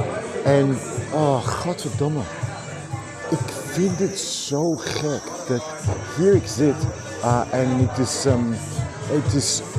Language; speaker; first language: Dutch; non-native, learner; English